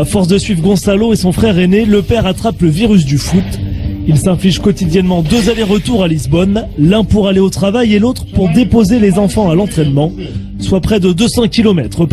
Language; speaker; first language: French; native; French